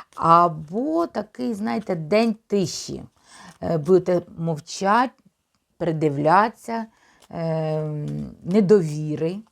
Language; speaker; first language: Ukrainian; non-native, local second language; Russian